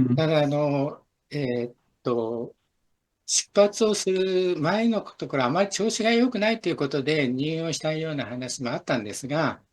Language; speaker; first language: Japanese; native; Japanese